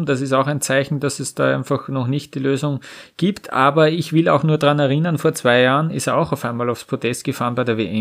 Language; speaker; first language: German; native; German